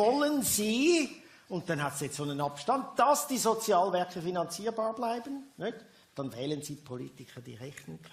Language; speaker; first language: German; native; German